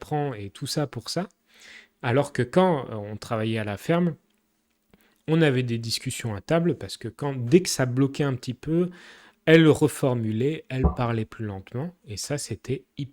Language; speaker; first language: French; native; French